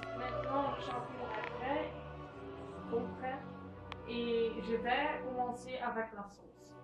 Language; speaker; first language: French; non-native, learner; Dutch